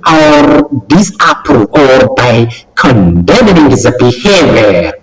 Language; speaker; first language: English; non-native, local second language; Amharic